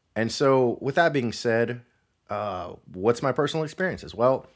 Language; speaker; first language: English; native; English